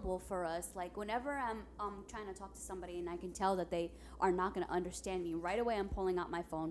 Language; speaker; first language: English; early bilingual, other home language; Spanish